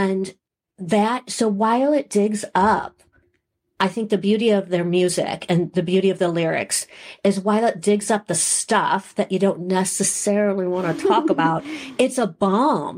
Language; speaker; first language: English; native; English